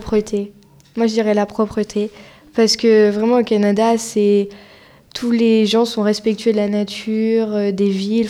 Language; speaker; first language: French; native; French